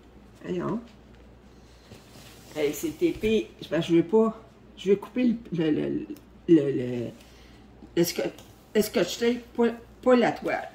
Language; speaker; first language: French; native; French